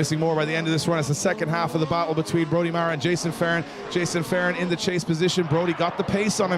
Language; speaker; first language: English; native; English